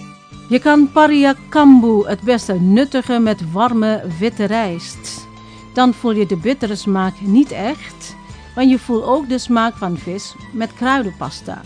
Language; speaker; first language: Dutch; non-native, fluent; Indonesian